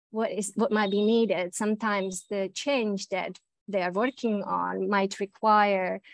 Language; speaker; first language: English; native; English